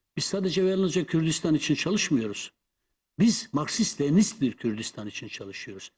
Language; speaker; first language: Turkish; non-native, local second language; Kurdish